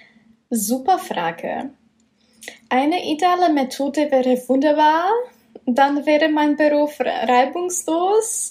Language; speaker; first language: German; non-native, fluent; Czech